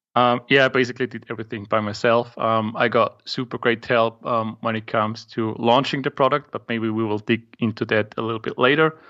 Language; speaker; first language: English; non-native, fluent; German